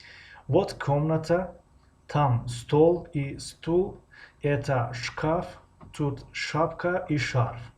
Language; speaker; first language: Russian; non-native, fluent; Tajik